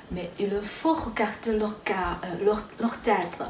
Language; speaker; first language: French; non-native, fluent; Chinese